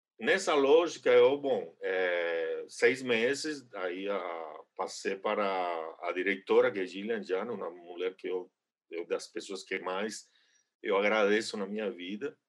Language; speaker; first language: Portuguese; non-native, fluent; Spanish